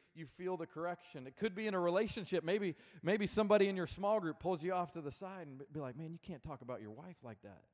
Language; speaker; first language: English; native; English